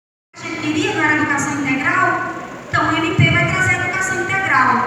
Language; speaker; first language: Portuguese; native; Portuguese